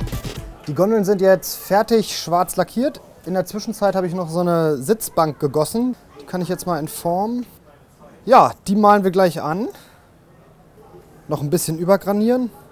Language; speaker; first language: German; native; German